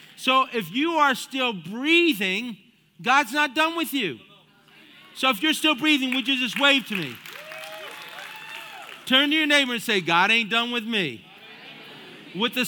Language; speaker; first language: English; native; English